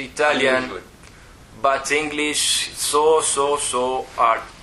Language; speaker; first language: English; non-native, learner; Italian